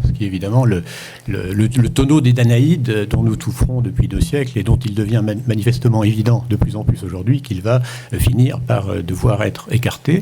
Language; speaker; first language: French; native; French